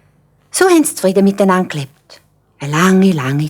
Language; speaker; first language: German; native; German